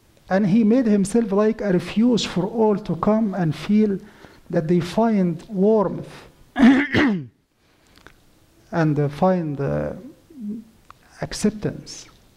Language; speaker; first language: English; non-native, fluent; Arabic